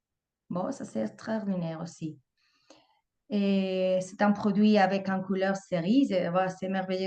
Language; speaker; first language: French; non-native, fluent; Spanish